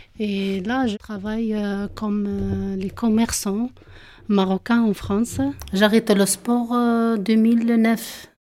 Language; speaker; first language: French; non-native, local second language; Arabic